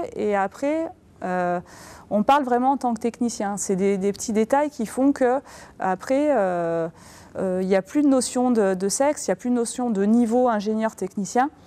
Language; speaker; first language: French; native; French